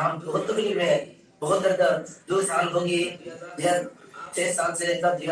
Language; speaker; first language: Hindi; non-native, learner; Rohingya